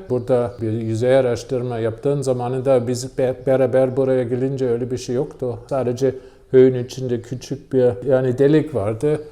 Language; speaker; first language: Turkish; non-native, fluent; German